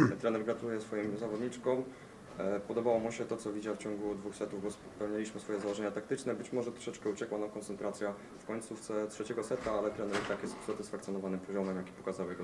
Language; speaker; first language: Polish; native; Polish